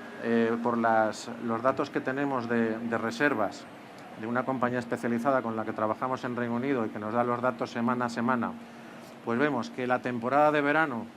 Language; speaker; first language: Spanish; native; Spanish